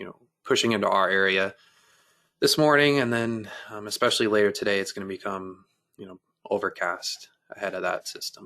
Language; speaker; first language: English; native; English